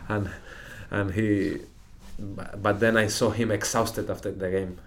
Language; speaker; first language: English; non-native, fluent; Spanish